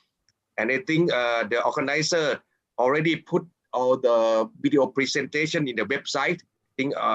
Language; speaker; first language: English; non-native, fluent; Thai